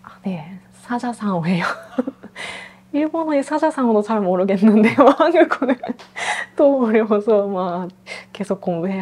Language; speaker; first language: Korean; non-native, fluent; Japanese